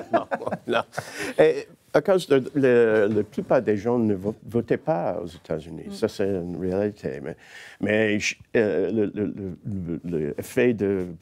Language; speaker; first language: French; non-native, learner; English